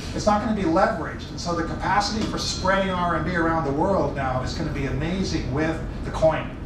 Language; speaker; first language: English; native; English